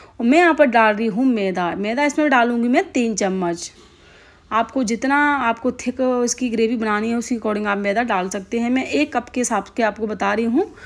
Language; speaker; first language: Hindi; native; Hindi